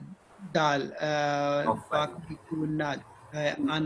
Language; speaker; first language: Persian; non-native, learner; Urdu